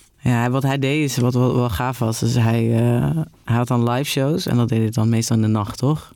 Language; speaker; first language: Dutch; native; Dutch